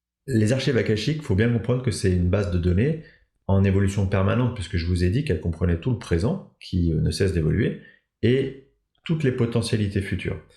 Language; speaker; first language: French; native; French